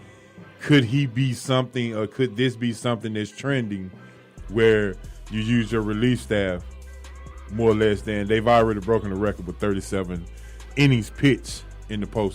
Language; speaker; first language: English; native; English